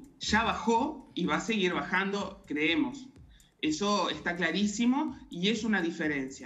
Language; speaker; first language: Spanish; native; Spanish